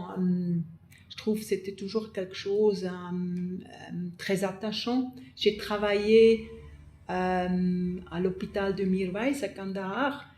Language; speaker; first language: French; non-native, fluent; German